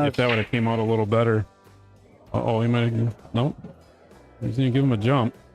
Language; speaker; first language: English; native; English